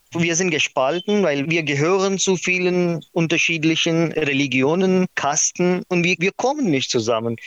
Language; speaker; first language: German; non-native, learner; Marathi